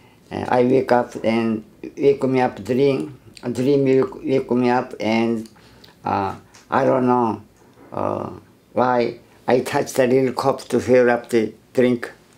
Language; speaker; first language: English; non-native, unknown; Korean